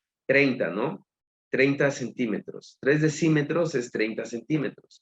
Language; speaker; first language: Spanish; native; Spanish